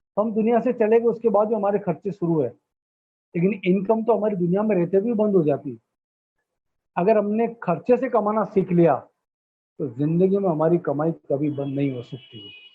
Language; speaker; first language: Hindi; native; Hindi